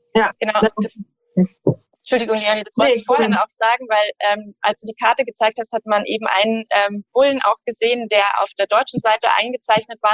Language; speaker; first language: German; native; German